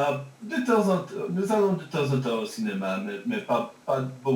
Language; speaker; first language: French; early bilingual, heritage; French